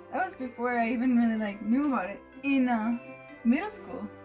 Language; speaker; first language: English; native; English